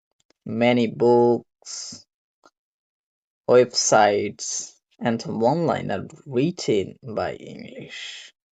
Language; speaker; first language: English; non-native, learner; Bangla